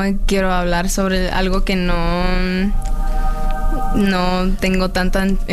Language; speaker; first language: Spanish; early bilingual, heritage; Spanish